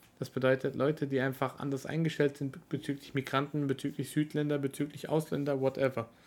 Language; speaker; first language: German; early bilingual, other home language; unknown